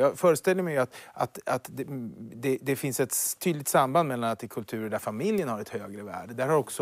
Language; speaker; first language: Swedish; native; Swedish